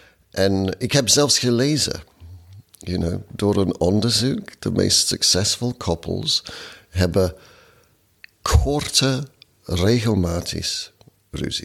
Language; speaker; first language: Dutch; non-native, fluent; English